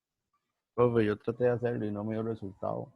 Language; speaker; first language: Spanish; native; Spanish